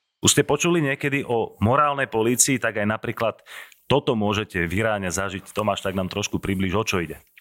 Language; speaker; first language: Slovak; native; Slovak